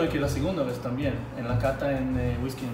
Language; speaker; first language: Spanish; non-native, fluent; Hebrew